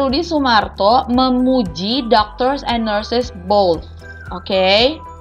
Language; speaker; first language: English; non-native, fluent; Indonesian